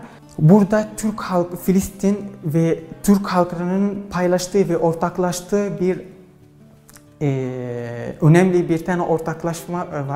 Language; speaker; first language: Turkish; non-native, fluent; Arabic